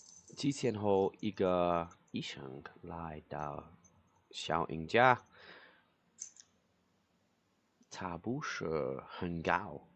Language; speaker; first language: Chinese; non-native, learner; English